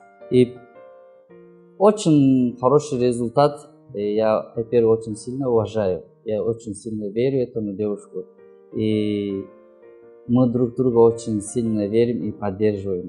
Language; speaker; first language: Russian; non-native, learner; Kyrgyz